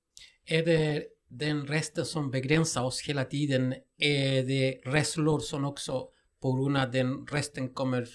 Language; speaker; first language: Swedish; non-native, fluent; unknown